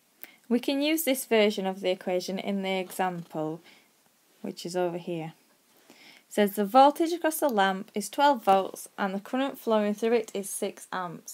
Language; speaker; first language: English; native; English